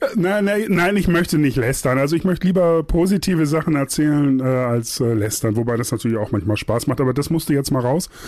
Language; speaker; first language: German; native; German